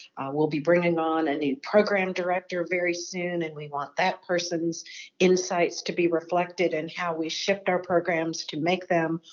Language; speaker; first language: English; native; English